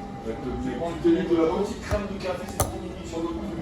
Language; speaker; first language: French; native; French